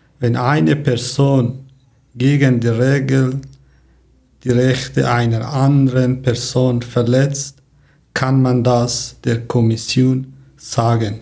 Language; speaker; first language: German; non-native, learner; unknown